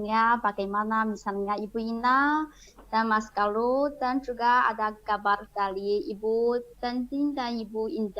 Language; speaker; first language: Indonesian; non-native, fluent; Chinese